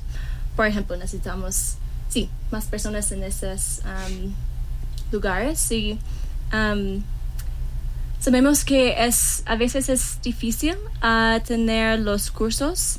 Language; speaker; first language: Spanish; non-native, learner; English